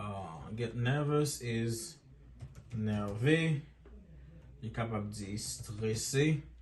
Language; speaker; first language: French; non-native, local second language; Haitian Creole